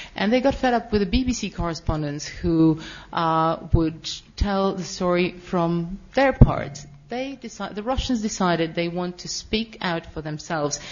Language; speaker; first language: English; non-native, fluent; Russian